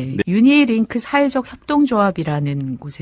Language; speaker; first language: Korean; native; Korean